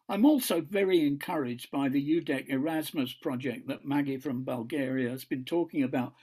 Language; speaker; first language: English; native; English